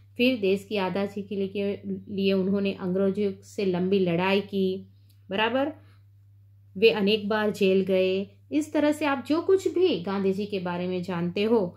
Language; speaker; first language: Hindi; non-native, local second language; Gujarati